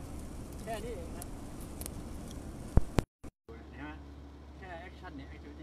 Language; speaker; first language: Thai; native; Thai